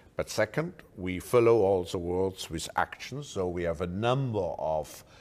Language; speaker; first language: English; non-native, fluent; German